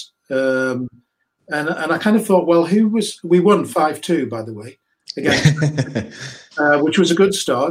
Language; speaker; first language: English; native; English